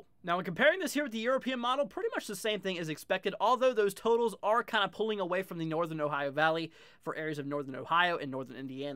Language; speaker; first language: English; native; English